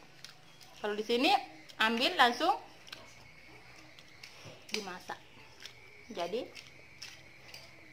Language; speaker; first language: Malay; non-native, local second language; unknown